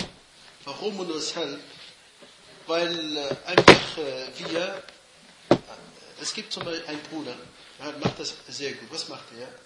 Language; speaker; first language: German; non-native, fluent; Arabic